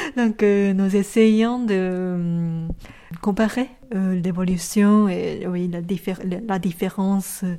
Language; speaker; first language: French; non-native, fluent; Japanese